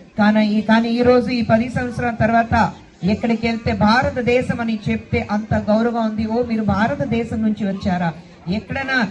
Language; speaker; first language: Telugu; non-native, fluent; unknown